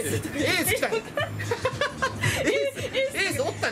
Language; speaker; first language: Japanese; native; Japanese